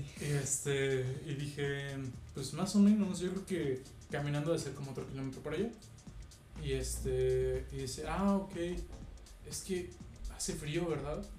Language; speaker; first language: Spanish; native; Spanish